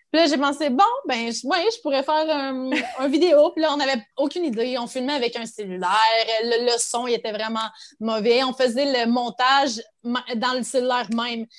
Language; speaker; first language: French; native; French